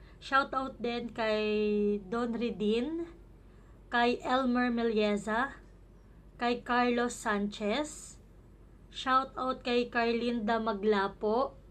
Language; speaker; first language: Filipino; native; Filipino